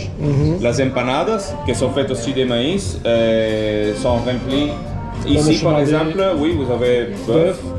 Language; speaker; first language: French; non-native, learner; Spanish